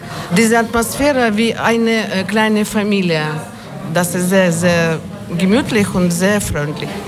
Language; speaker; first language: German; non-native, learner; Ukrainian